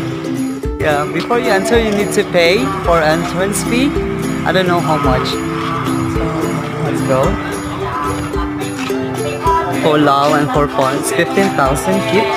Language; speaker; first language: English; non-native, learner; Filipino